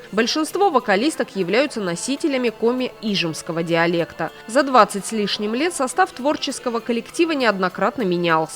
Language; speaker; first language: Russian; native; Russian